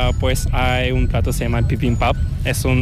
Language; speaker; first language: Spanish; non-native, fluent; Korean